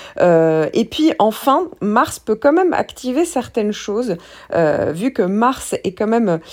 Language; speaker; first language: French; native; French